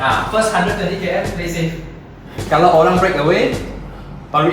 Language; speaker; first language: Indonesian; non-native, local second language; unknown